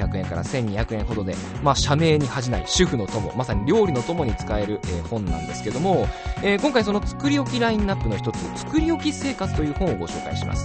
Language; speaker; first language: Japanese; native; Japanese